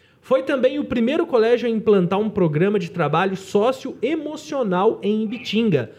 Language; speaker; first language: Portuguese; native; Portuguese